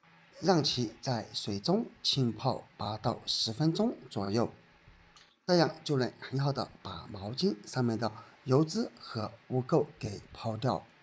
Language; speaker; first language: Chinese; native; Chinese